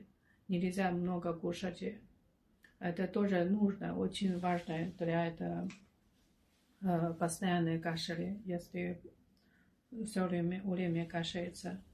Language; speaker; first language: Russian; non-native, learner; Chinese